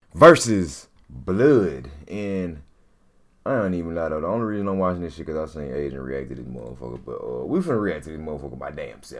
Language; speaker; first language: English; native; English